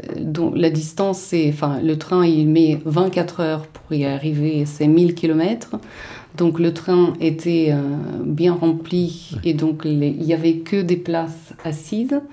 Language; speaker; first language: French; non-native, fluent; Russian